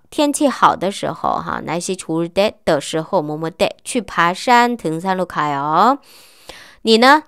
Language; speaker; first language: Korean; non-native, fluent; Chinese